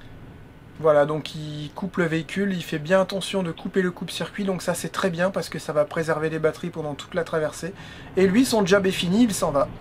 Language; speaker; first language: French; native; French